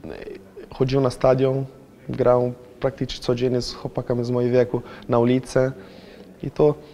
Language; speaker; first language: Polish; non-native, fluent; Portuguese